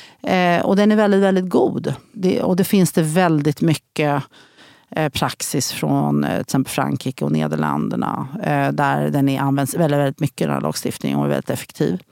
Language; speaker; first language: Swedish; native; Swedish